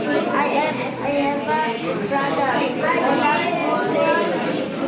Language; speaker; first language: English; non-native, learner; Bangla